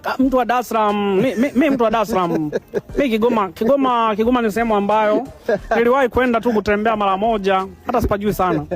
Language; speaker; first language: Swahili; native; Swahili